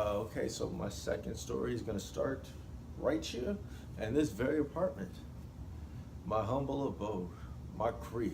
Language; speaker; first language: English; native; English